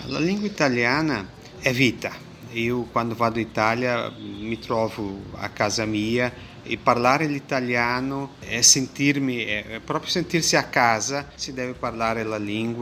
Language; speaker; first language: Italian; early bilingual, heritage; Italian